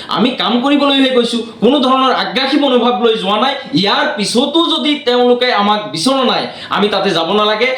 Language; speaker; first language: Assamese; non-native, local second language; Bangla